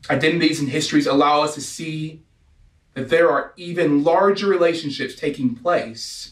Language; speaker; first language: English; native; English